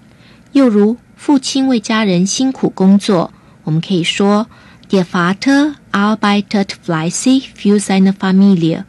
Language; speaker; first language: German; non-native, fluent; Chinese